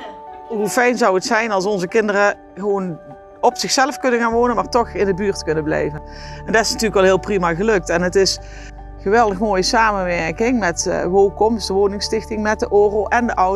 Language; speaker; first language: Dutch; native; Dutch